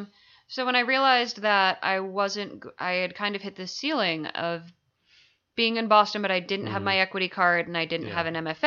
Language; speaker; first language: English; native; English